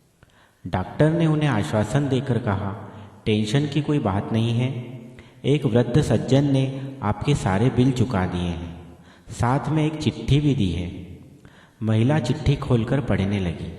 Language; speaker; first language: Hindi; native; Hindi